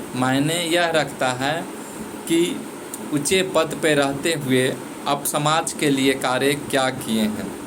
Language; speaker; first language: Hindi; native; Hindi